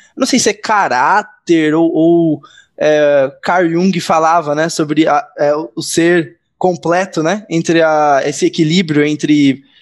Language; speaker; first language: Portuguese; native; Portuguese